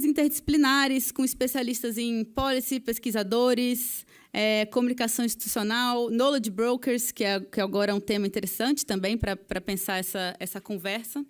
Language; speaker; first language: Portuguese; native; Portuguese